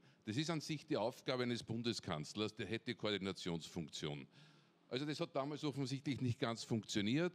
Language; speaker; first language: German; native; German